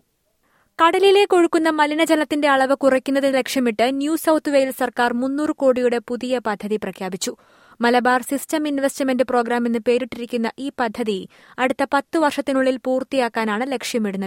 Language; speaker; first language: Malayalam; native; Malayalam